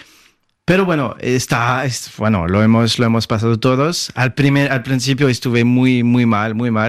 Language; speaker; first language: Spanish; non-native, fluent; French